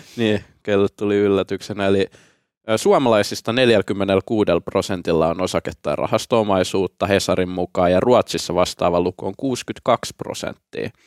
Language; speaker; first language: Finnish; native; Finnish